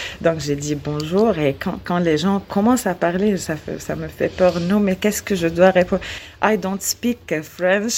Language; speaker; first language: French; non-native, learner; Arabic